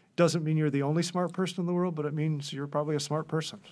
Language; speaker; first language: English; native; English